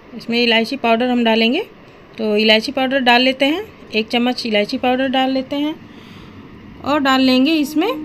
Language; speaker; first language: Hindi; native; Hindi